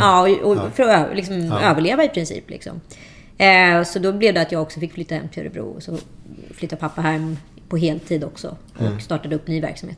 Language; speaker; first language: Swedish; native; Swedish